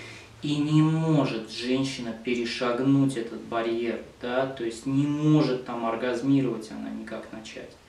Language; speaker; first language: Russian; native; Russian